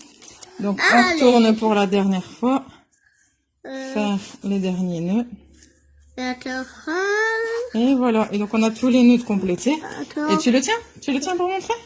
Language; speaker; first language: French; native; French